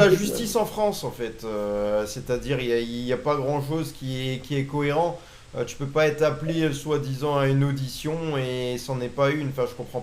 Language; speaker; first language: French; native; French